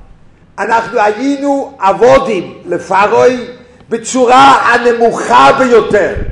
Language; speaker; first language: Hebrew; non-native, fluent; English